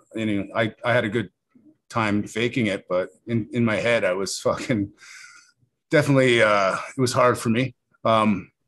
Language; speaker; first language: English; native; English